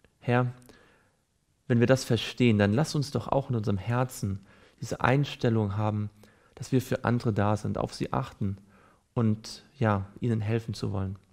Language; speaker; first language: German; native; German